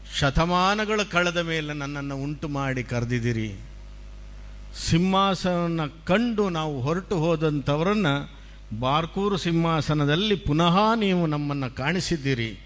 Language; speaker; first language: Kannada; non-native, local second language; Tulu